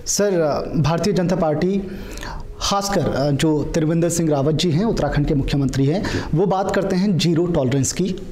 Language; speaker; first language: Hindi; native; Hindi